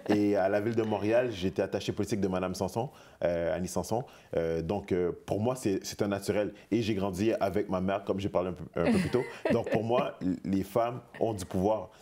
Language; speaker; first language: French; native; French